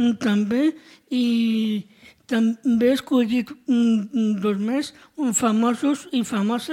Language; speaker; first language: Catalan; non-native, local second language; Spanish